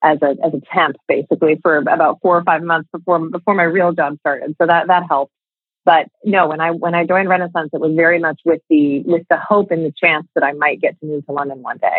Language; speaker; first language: English; native; English